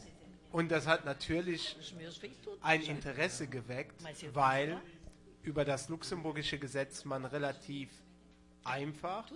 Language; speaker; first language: German; non-native, local second language; Luxembourgish